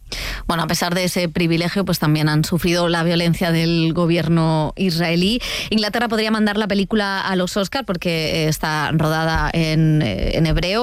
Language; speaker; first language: Spanish; native; Spanish